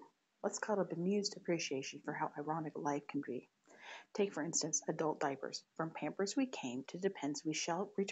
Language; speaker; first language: English; native; English